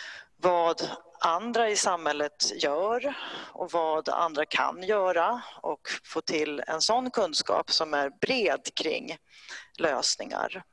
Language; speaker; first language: Swedish; native; Swedish